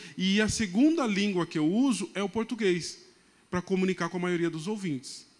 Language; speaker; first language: Portuguese; non-native, local second language; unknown